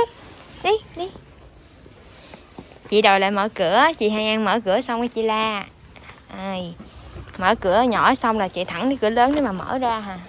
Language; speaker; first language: Vietnamese; native; Vietnamese